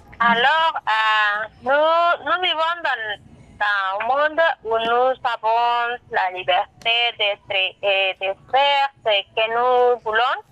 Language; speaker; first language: French; non-native, learner; Spanish